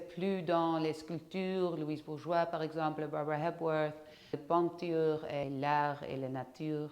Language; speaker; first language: French; non-native, fluent; Dutch